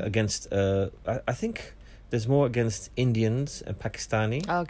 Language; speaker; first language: English; native; English